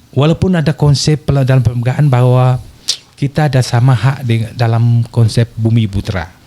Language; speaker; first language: Malay; non-native, local second language; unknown